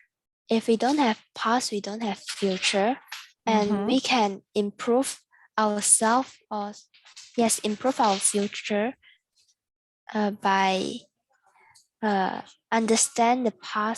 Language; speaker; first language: English; non-native, learner; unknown